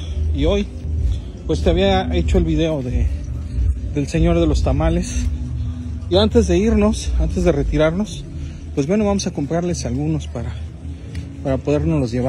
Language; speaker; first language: Spanish; native; Spanish